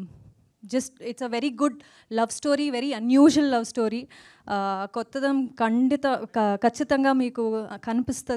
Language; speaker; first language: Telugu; non-native, fluent; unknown